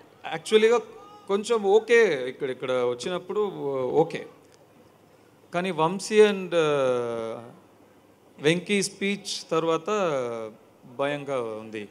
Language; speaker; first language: Telugu; non-native, learner; Tamil